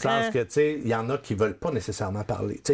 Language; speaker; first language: French; native; French